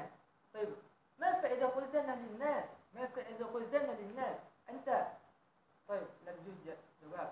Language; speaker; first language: Arabic; non-native, learner; Malay